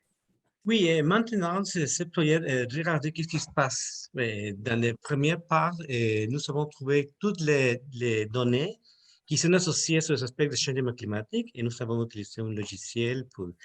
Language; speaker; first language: French; non-native, learner; Spanish